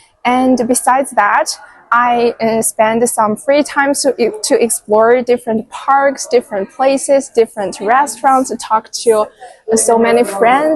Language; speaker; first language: English; non-native, fluent; Chinese